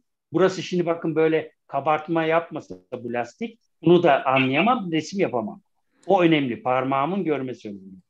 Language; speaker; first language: Turkish; native; Turkish